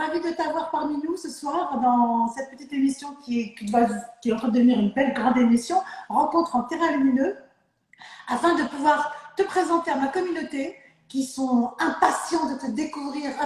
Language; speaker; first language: French; native; French